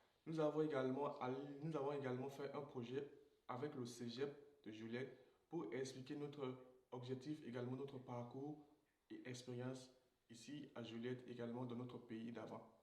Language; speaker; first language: French; non-native, local second language; Sango